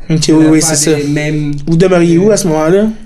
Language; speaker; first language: French; native; French